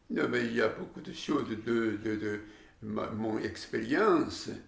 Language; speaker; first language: French; non-native, learner; Japanese